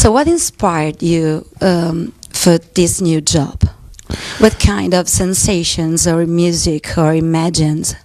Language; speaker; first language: English; non-native, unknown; Italian